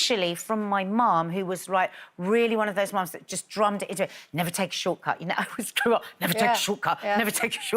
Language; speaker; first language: English; native; English